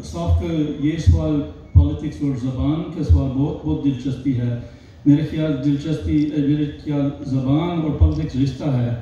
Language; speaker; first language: Hindi; non-native, learner; English